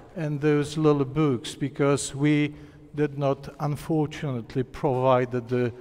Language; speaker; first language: English; non-native, learner; Polish